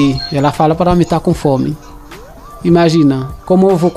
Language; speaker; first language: Portuguese; non-native, learner; Haitian Creole